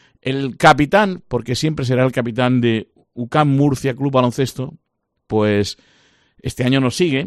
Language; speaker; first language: Spanish; native; Spanish